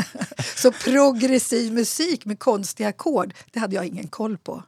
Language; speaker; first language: Swedish; native; Swedish